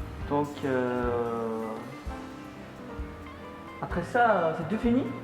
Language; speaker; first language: French; non-native, learner; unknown